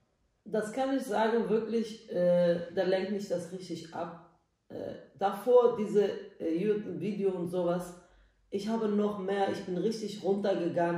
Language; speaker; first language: German; non-native, learner; Turkish